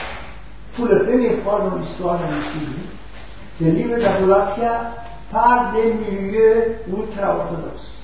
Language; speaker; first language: French; non-native, fluent; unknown